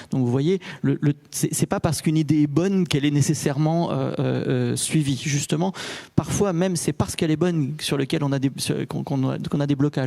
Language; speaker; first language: French; native; French